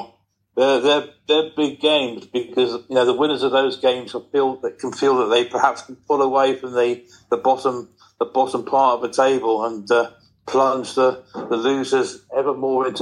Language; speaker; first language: English; native; English